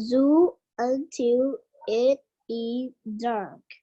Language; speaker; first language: English; non-native, learner; Vietnamese